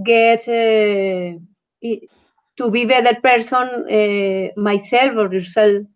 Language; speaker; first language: English; non-native, learner; Spanish